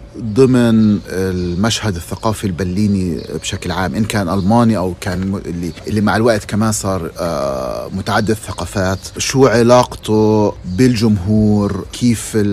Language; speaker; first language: Arabic; native; Arabic